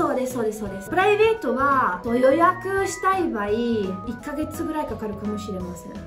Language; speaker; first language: Japanese; non-native, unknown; Italian